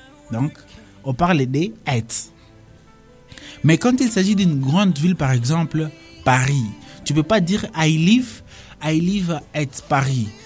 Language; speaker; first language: French; non-native, local second language; Swahili